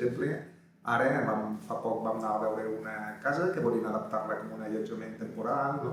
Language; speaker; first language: Catalan; native; Catalan